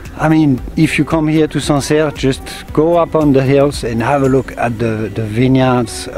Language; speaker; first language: English; non-native, fluent; French